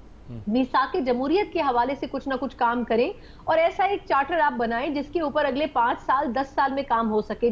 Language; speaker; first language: Urdu; native; Urdu